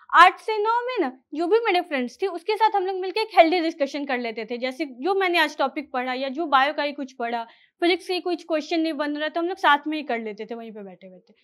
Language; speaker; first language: Hindi; native; Hindi